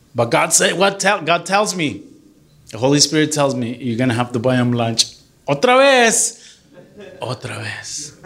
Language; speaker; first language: English; early bilingual, other home language; Spanish